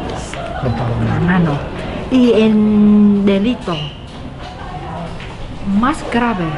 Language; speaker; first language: Spanish; non-native, learner; Vietnamese